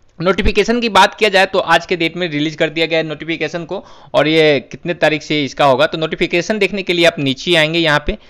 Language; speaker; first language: Hindi; native; Hindi